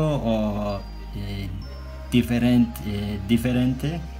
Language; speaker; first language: Spanish; non-native, learner; Turkish